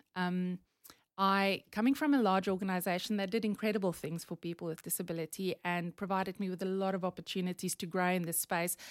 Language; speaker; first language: English; non-native, local second language; Afrikaans